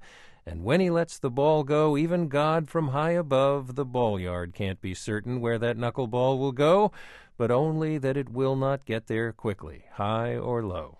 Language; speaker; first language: English; native; English